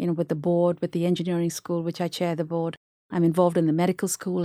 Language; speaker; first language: English; non-native, local second language; Tamil